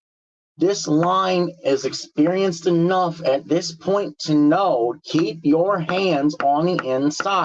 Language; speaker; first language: English; native; English